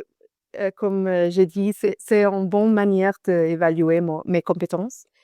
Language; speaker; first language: French; non-native, fluent; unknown